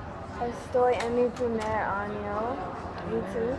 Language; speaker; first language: Spanish; non-native, learner; English